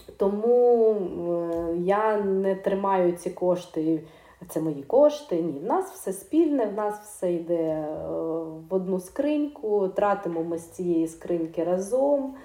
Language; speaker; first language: Ukrainian; non-native, local second language; Russian